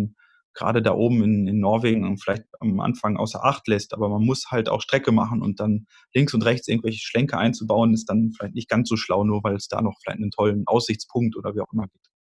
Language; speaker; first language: German; native; German